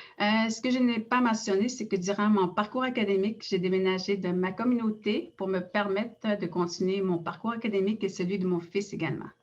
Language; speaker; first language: French; non-native, local second language; Innu-aimun